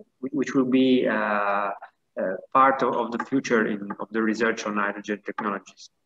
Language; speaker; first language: English; non-native, fluent; Italian